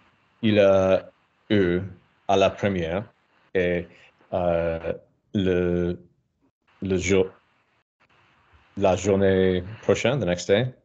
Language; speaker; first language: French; non-native, learner; English